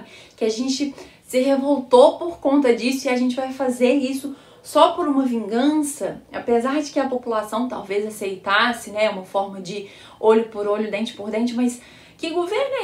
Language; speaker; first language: Portuguese; native; Portuguese